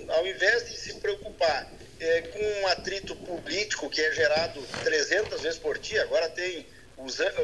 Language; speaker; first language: Portuguese; native; Portuguese